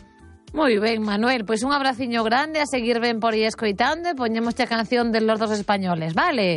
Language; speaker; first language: Spanish; native; Spanish